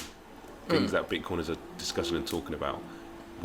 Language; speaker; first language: English; native; English